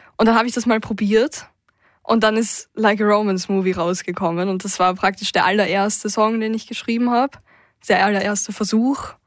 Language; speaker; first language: German; native; German